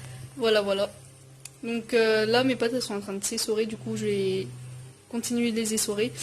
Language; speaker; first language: French; native; French